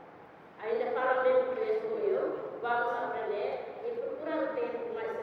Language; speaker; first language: Portuguese; non-native, learner; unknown